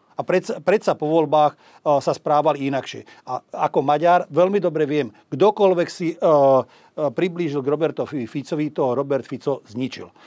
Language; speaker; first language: Slovak; non-native, local second language; Hungarian